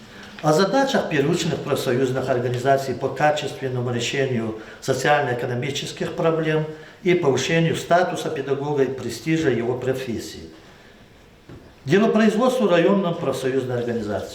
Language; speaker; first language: Russian; non-native, local second language; Lezghian